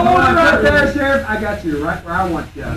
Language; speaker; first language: English; native; English